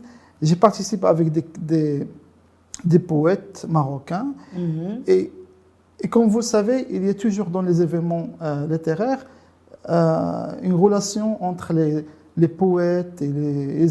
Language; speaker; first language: French; non-native, local second language; Arabic